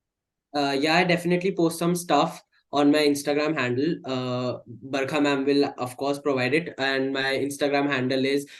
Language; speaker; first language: English; non-native, local second language; Hindi